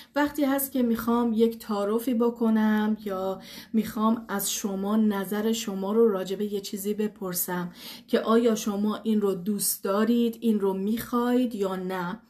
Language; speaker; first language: Persian; non-native, fluent; English